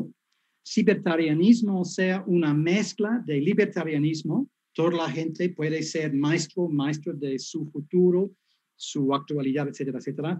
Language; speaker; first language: Spanish; non-native, fluent; English